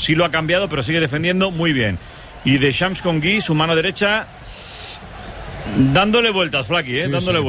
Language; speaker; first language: Spanish; native; Spanish